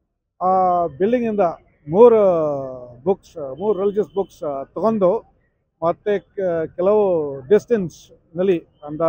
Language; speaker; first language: Kannada; non-native, fluent; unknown